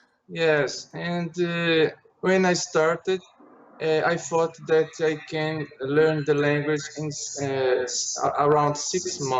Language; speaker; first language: English; non-native, learner; Portuguese